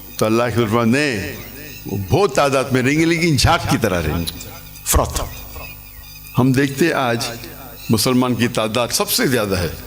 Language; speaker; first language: Urdu; non-native, local second language; English